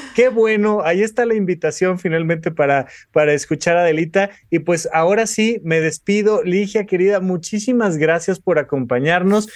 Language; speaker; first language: Spanish; native; Spanish